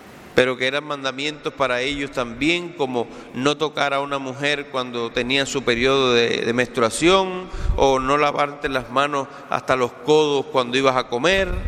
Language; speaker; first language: Spanish; native; Spanish